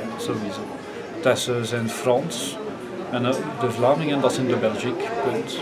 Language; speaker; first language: Dutch; non-native, local second language; French